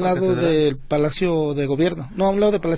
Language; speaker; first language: Spanish; native; Spanish